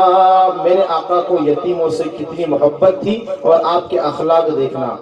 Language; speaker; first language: Urdu; native; Urdu